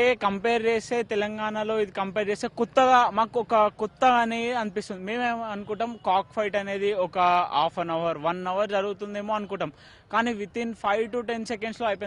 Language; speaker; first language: Telugu; native; Telugu